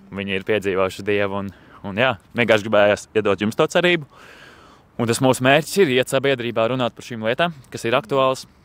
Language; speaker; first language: Latvian; native; Latvian